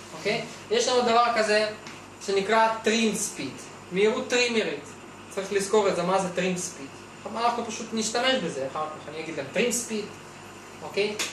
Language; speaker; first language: Hebrew; non-native, fluent; Russian